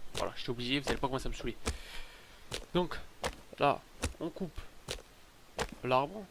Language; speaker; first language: French; native; French